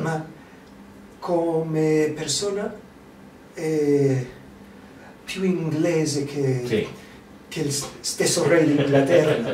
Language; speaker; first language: Italian; non-native, fluent; English